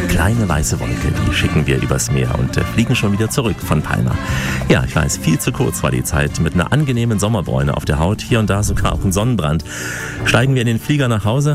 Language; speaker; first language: German; native; German